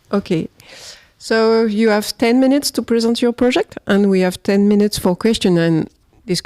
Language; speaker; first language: English; non-native, learner; French